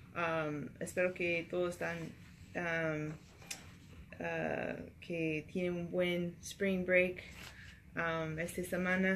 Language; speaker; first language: Spanish; non-native, learner; English